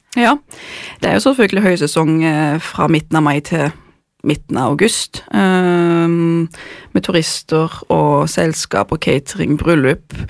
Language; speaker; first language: Norwegian; non-native, fluent; German